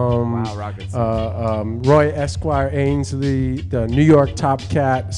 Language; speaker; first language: English; native; English